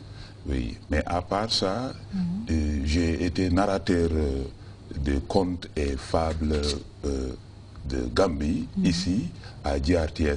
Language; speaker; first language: French; non-native, fluent; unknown